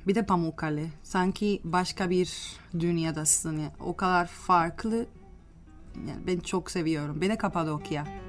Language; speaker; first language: Turkish; non-native, fluent; Spanish